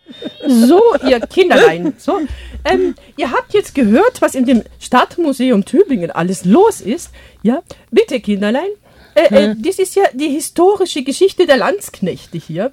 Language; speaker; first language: German; native; German